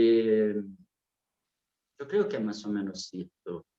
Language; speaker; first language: Spanish; non-native, fluent; Portuguese